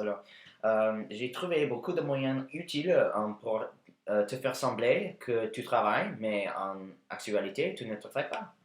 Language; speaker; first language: French; non-native, learner; English